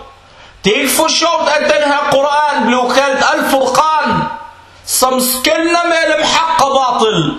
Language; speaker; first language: Danish; non-native, fluent; Arabic